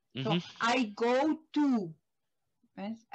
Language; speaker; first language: English; non-native, learner; Spanish